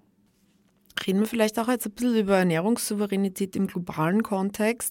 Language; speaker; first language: German; native; German